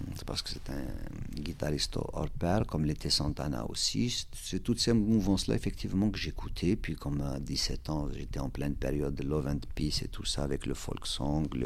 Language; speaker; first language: French; non-native, local second language; Kabyle